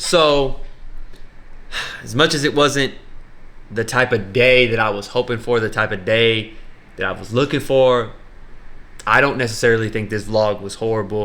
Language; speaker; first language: English; native; English